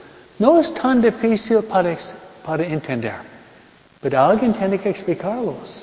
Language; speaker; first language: Spanish; non-native, fluent; English